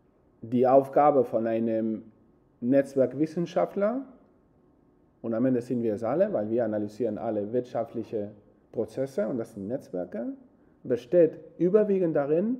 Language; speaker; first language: German; non-native, fluent; Spanish